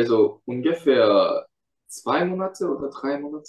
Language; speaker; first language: German; non-native, fluent; Korean